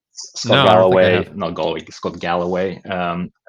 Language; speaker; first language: English; non-native, fluent; Slovak